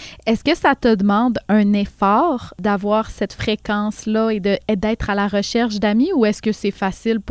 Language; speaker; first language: French; native; French